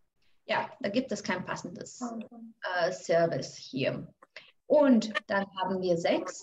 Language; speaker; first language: German; non-native, fluent; Albanian